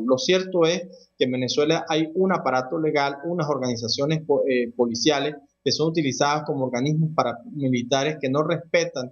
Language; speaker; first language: Spanish; native; Spanish